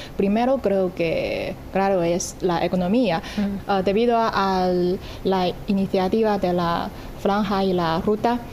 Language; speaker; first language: Spanish; non-native, fluent; Chinese